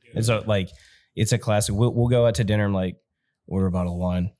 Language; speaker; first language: English; native; English